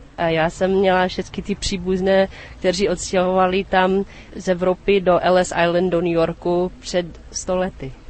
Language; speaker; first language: Czech; non-native, fluent; English